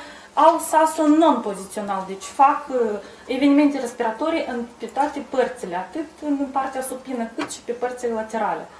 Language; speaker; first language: Romanian; native; Romanian